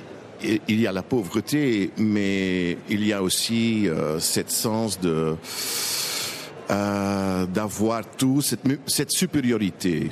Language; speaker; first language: French; non-native, local second language; Dutch